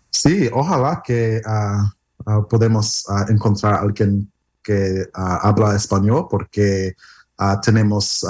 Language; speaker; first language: Spanish; non-native, learner; English